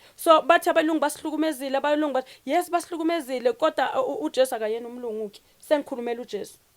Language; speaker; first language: Zulu; native; Zulu